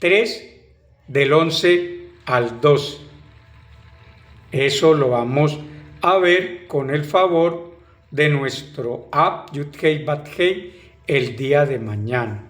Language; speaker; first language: Spanish; native; Spanish